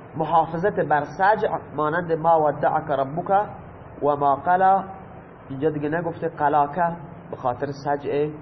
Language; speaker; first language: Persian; non-native, local second language; Baluchi